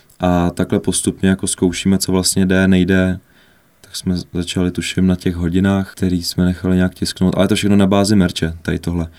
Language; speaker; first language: Czech; native; Czech